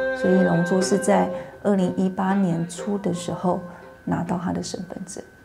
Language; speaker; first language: Chinese; native; Chinese